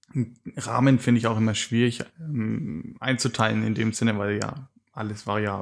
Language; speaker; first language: German; native; German